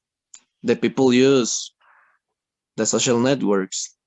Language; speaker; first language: English; non-native, learner; Spanish